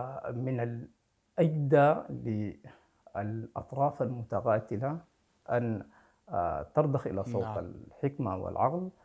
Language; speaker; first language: Arabic; native; Arabic